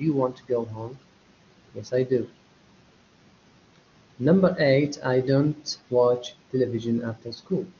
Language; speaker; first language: English; non-native, fluent; Arabic